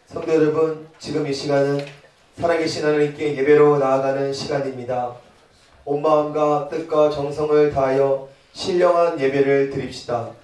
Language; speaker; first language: Korean; native; Korean